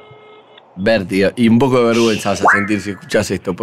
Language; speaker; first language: Spanish; native; Spanish